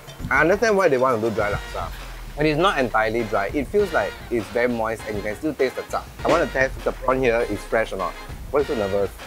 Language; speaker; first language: English; non-native, local second language; Tamil